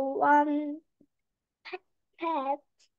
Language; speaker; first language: English; non-native, learner; Korean